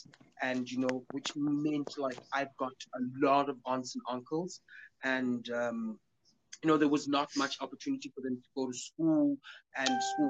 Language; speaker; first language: English; non-native, local second language; Zulu